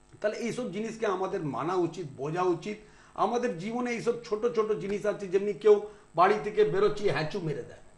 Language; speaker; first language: Bangla; non-native, local second language; Punjabi